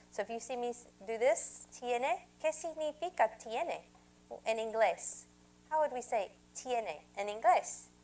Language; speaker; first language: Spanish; non-native, fluent; English